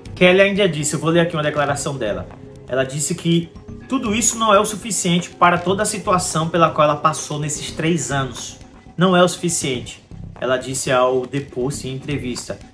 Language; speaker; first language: Portuguese; native; Portuguese